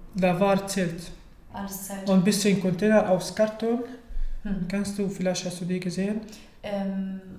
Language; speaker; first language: German; non-native, fluent; Arabic